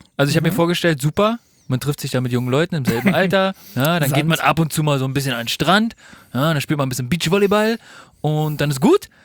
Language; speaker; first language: German; native; German